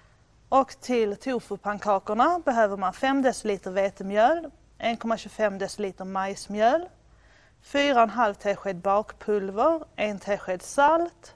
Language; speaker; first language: Swedish; native; Swedish